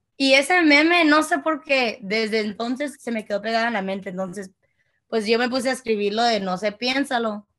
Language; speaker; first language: Spanish; early bilingual, heritage; Spanish